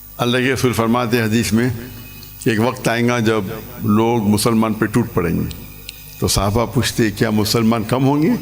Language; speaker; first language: Urdu; non-native, local second language; English